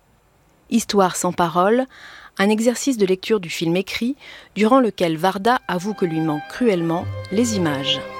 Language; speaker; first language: French; native; French